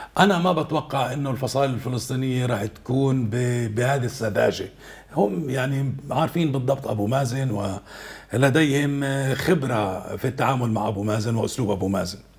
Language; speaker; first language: Arabic; native; Arabic